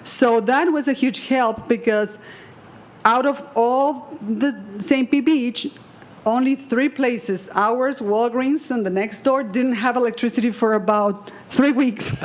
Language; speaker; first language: English; non-native, fluent; Spanish